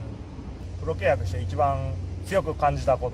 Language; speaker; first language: Spanish; non-native, fluent; Japanese